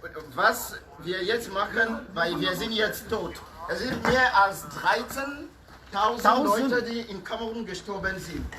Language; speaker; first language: German; non-native, learner; French